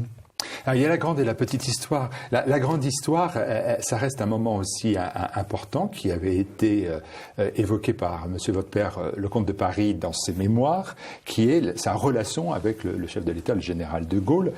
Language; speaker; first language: French; native; French